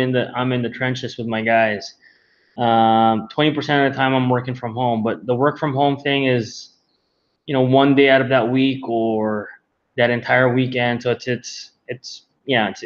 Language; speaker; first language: English; non-native, local second language; Filipino